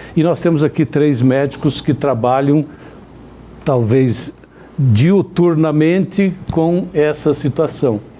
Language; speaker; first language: Portuguese; native; Portuguese